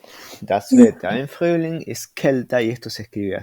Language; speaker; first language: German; non-native, fluent; Spanish